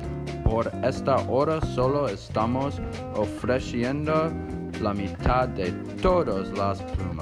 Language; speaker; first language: Spanish; non-native, learner; English